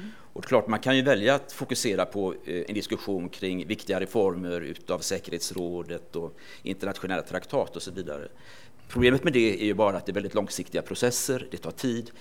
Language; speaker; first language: Swedish; native; Swedish